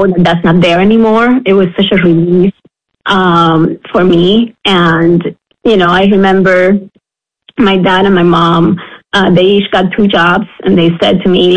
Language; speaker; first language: English; non-native, fluent; Spanish